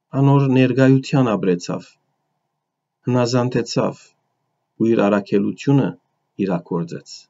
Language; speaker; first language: Armenian; early bilingual, heritage; Armenian